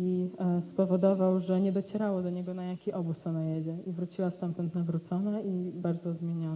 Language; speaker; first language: Polish; native; Polish